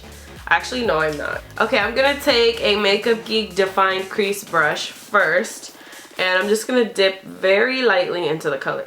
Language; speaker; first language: English; native; English